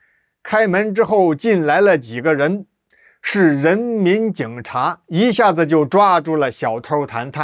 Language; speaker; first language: Chinese; native; Chinese